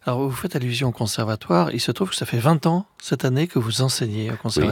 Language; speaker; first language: French; native; French